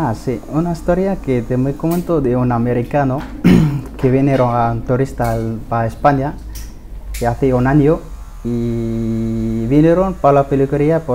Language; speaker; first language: Spanish; non-native, learner; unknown